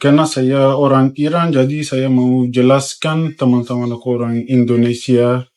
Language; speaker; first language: Indonesian; non-native, fluent; Persian